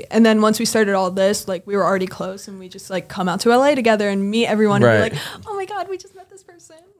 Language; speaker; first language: English; native; English